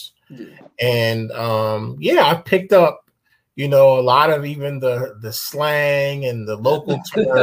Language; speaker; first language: English; early bilingual, other home language; Akan